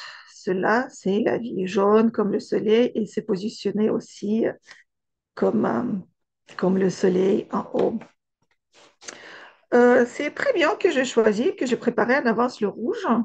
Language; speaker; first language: French; non-native, fluent; Russian